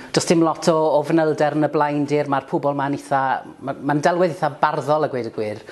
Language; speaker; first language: Welsh; native; Welsh